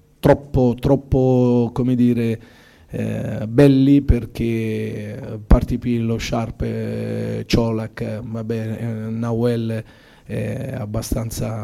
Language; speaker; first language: Italian; native; Italian